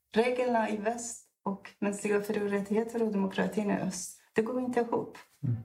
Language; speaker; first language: Swedish; non-native, fluent; Persian